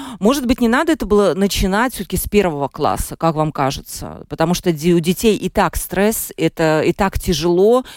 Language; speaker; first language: Russian; native; Russian